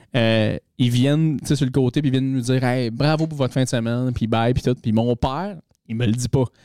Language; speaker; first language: French; native; French